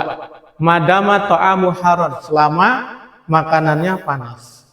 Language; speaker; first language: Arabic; non-native, fluent; Indonesian